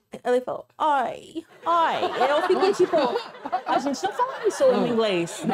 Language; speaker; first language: Portuguese; non-native, fluent; English